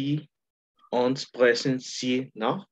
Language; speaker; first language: German; non-native, learner; Spanish